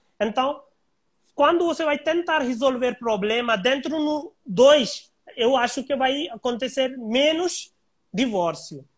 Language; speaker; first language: Portuguese; non-native, learner; Hindi